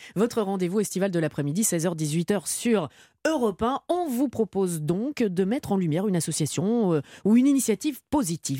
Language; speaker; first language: French; native; French